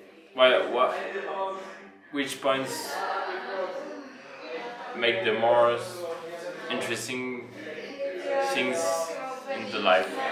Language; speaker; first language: English; non-native, fluent; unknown